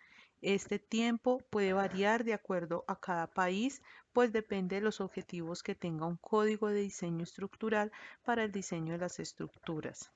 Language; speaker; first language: Spanish; native; Spanish